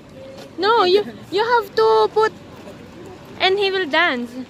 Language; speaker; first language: English; non-native, fluent; Filipino